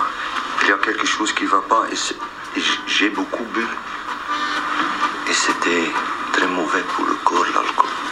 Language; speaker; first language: French; non-native, local second language; Dutch